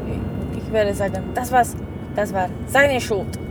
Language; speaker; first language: German; non-native, learner; Slovak